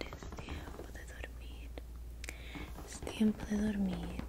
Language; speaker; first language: Spanish; early bilingual, heritage; Spanish